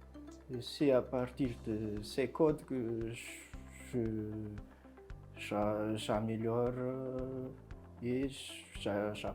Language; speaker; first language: French; non-native, local second language; Malagasy